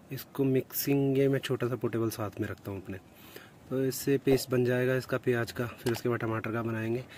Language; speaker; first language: Hindi; non-native, local second language; Punjabi